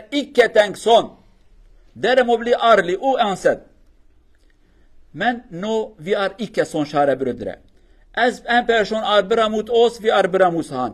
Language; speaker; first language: Swedish; non-native, learner; Kurdish